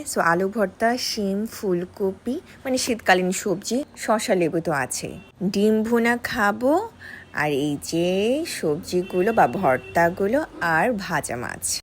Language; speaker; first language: Bangla; non-native, local second language; Marma